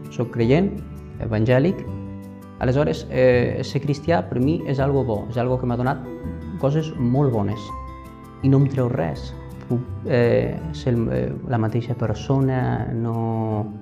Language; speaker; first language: Catalan; native; Catalan